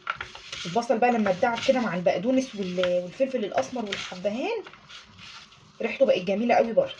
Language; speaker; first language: Arabic; native; Arabic